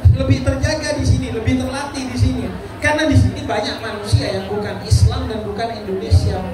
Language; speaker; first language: Indonesian; non-native, local second language; Madurese